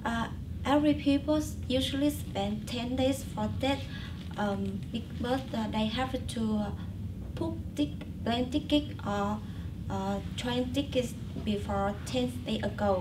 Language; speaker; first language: English; non-native, learner; Vietnamese